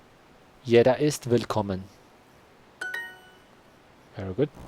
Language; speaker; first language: German; non-native, learner; Spanish